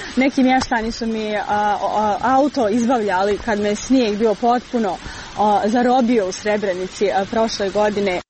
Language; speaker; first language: Croatian; native; Croatian